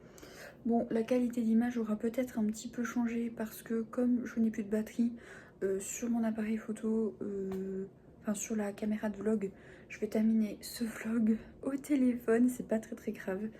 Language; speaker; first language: French; native; French